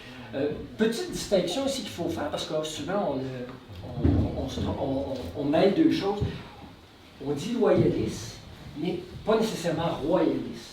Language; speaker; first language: French; native; French